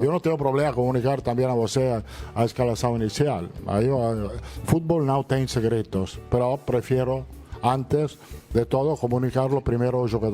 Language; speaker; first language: Portuguese; non-native, fluent; Italian